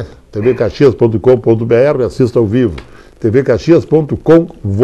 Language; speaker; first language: Portuguese; native; Portuguese